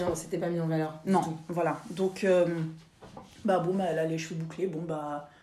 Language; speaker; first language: French; native; French